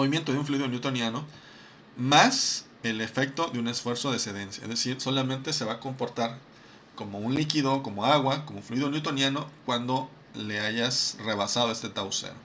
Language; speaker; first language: Spanish; native; Spanish